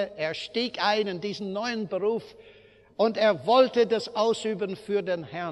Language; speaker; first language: German; non-native, fluent; English